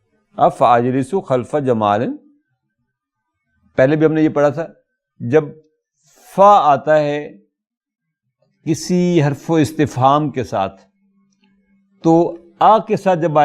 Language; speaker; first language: Urdu; native; Urdu